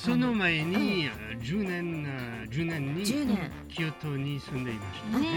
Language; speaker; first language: Japanese; non-native, fluent; French